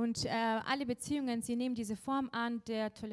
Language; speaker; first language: German; non-native, fluent; Russian